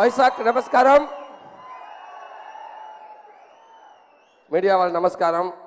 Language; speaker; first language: Telugu; non-native, learner; Tamil